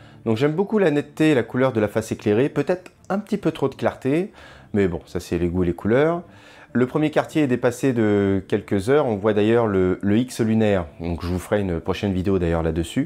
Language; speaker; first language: French; native; French